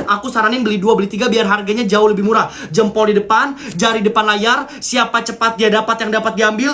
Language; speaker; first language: Indonesian; native; Indonesian